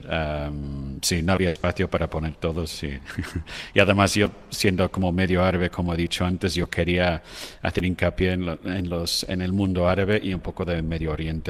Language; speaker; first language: Spanish; non-native, fluent; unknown